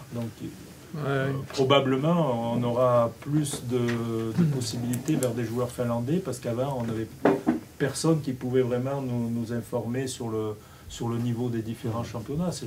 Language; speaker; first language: French; native; French